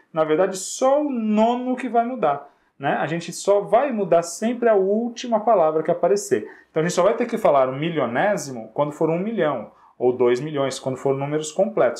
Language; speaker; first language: Portuguese; native; Portuguese